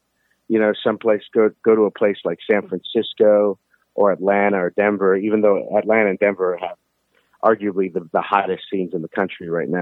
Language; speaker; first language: English; native; English